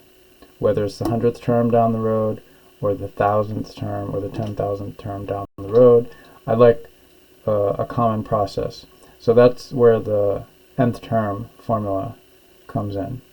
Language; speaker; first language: English; native; English